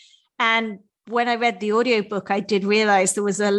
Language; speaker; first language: English; native; English